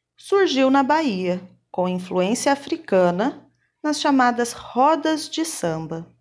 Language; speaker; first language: Portuguese; native; Portuguese